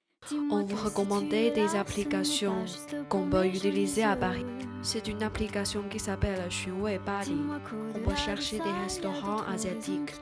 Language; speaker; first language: French; non-native, learner; Chinese